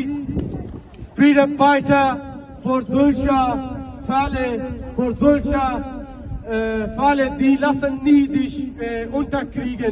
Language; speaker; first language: German; non-native, learner; Baluchi